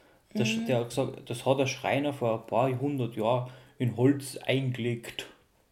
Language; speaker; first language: German; native; German